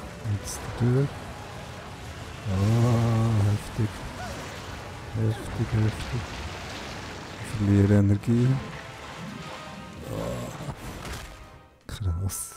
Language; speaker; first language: German; native; German